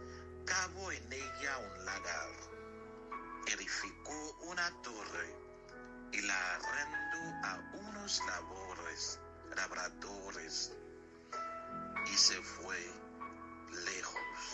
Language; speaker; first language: Spanish; non-native, learner; Haitian Creole